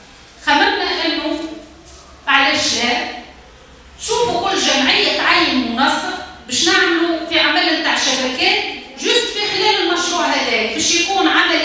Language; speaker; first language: Arabic; native; Arabic